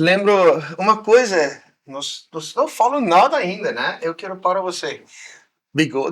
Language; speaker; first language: Portuguese; non-native, learner; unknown